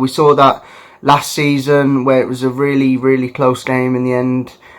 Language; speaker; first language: English; native; English